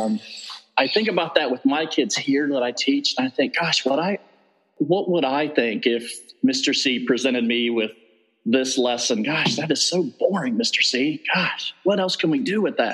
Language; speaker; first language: English; native; English